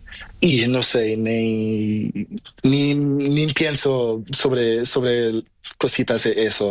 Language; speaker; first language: Spanish; non-native, local second language; Portuguese